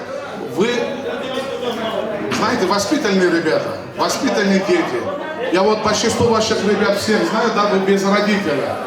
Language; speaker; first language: Russian; non-native, local second language; Turkmen